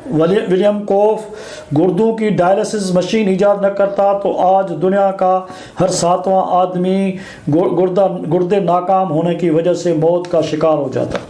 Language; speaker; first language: Urdu; non-native, local second language; Sindhi